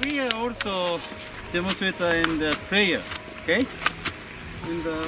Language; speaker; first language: English; non-native, learner; Japanese